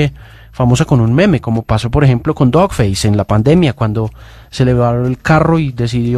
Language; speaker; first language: Spanish; native; Spanish